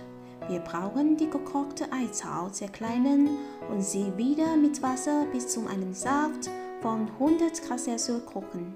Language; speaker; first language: German; non-native, fluent; Chinese